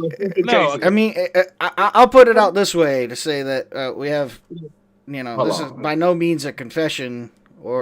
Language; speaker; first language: English; native; English